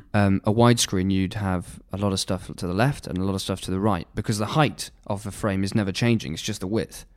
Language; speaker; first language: English; native; English